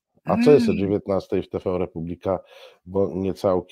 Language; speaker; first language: Polish; native; Polish